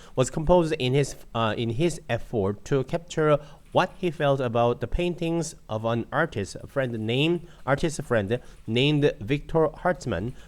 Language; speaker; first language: English; non-native, fluent; Korean